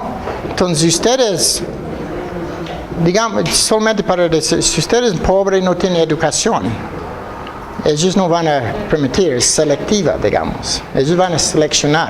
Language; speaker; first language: Spanish; non-native, fluent; English